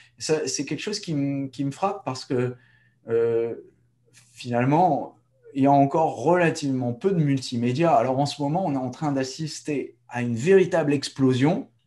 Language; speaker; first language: French; native; French